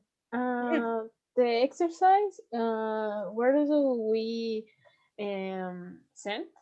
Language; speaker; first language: English; non-native, learner; Spanish